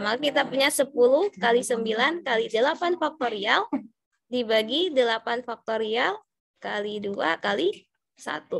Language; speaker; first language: Indonesian; native; Indonesian